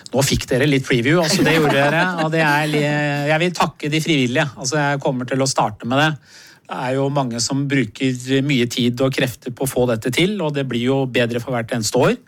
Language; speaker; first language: Norwegian; early bilingual, other home language; Persian